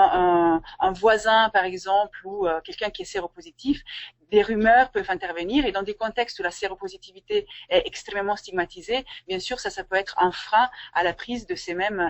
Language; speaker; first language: French; native; French